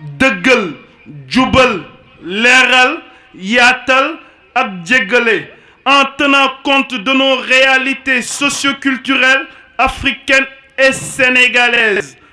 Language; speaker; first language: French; non-native, local second language; Wolof